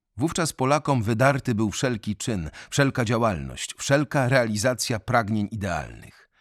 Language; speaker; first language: Polish; native; Polish